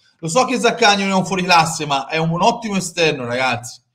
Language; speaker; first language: Italian; native; Italian